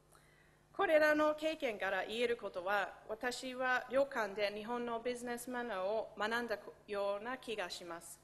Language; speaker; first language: Japanese; non-native, fluent; English